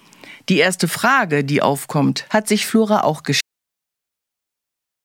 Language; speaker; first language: German; native; German